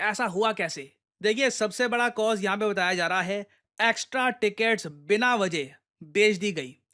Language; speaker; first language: Hindi; native; Hindi